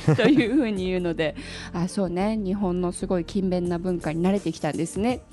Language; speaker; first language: Japanese; native; Japanese